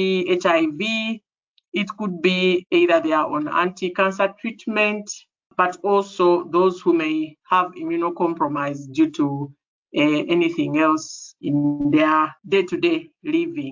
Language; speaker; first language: English; non-native, local second language; Ganda